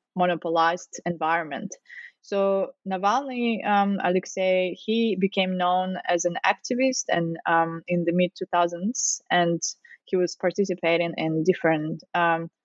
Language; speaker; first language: English; non-native, fluent; Russian